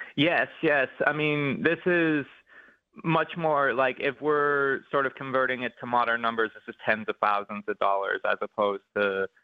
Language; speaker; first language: English; native; English